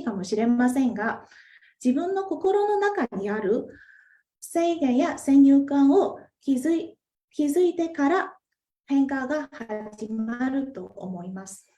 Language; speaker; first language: Japanese; non-native, fluent; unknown